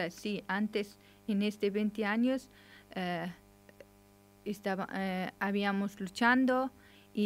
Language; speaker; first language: Spanish; non-native, learner; Persian